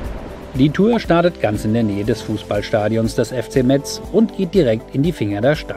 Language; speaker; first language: German; native; German